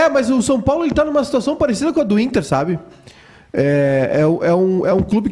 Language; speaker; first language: Portuguese; native; Portuguese